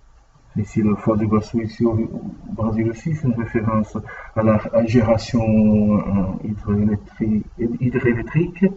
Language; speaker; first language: French; non-native, learner; Portuguese